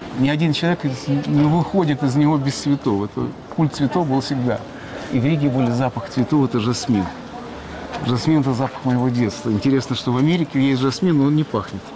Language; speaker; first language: Russian; native; Russian